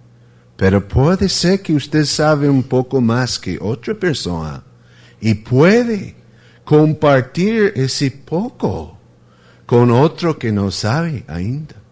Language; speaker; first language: Spanish; non-native, fluent; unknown